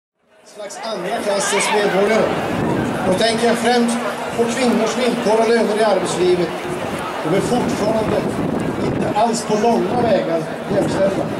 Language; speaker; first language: Swedish; native; Swedish